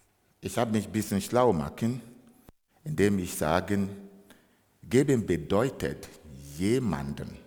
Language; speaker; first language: German; non-native, fluent; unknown